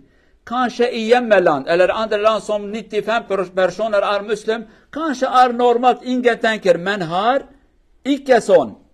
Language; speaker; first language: Norwegian; non-native, learner; Kurdish